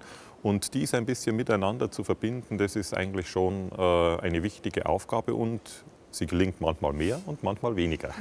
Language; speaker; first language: German; native; German